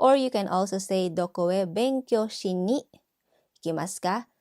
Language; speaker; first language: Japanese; non-native, fluent; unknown